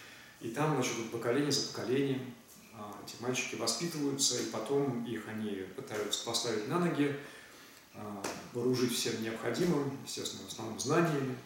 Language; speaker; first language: Russian; native; Russian